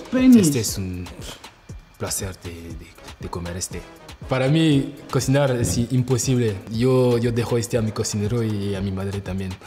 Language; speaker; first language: Spanish; non-native, learner; French